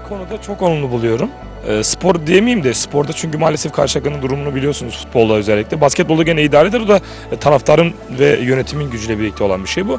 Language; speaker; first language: Turkish; native; Turkish